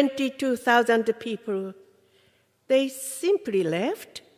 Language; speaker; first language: English; non-native, fluent; Japanese